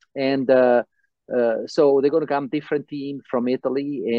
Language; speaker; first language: English; non-native, fluent; Italian